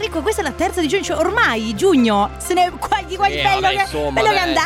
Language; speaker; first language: Italian; native; Italian